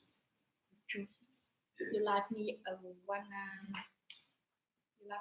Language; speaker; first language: English; non-native, learner; Vietnamese